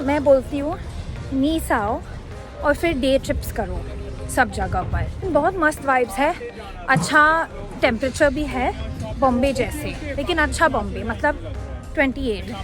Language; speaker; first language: Hindi; non-native, local second language; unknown